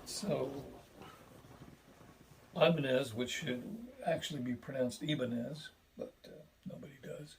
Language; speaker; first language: English; native; English